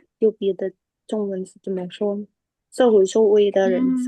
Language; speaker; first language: Chinese; non-native, learner; Khmer